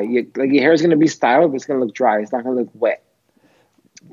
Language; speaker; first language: English; native; English